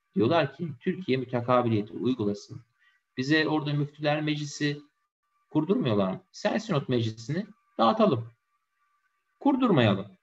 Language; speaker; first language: Turkish; native; Turkish